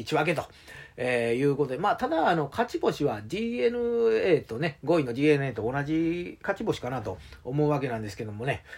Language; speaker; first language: Japanese; native; Japanese